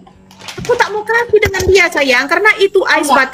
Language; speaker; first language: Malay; non-native, local second language; Madurese